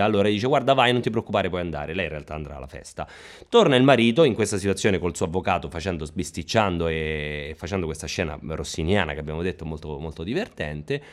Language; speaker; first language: Italian; native; Italian